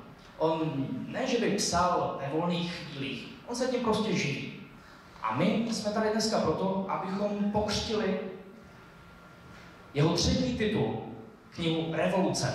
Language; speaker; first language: Czech; native; Czech